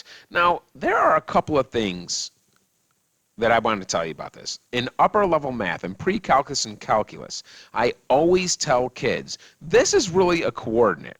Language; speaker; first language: English; native; English